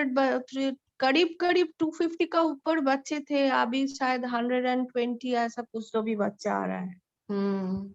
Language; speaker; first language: Hindi; non-native, local second language; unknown